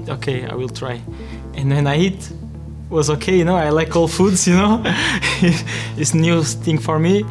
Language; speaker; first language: English; non-native, learner; Portuguese